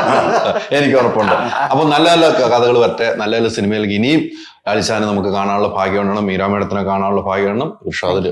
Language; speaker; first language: Malayalam; native; Malayalam